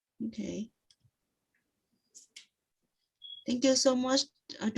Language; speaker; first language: English; non-native, fluent; Vietnamese